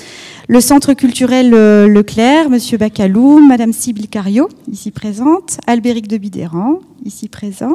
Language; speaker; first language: French; native; French